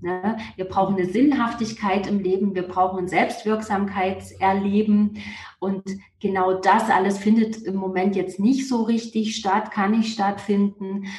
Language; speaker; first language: German; native; German